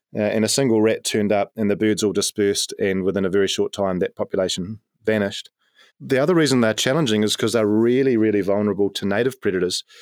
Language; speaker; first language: English; native; English